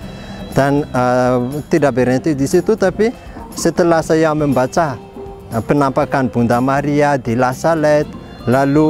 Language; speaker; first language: Indonesian; non-native, fluent; Malagasy